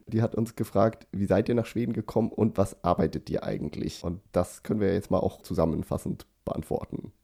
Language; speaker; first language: German; native; German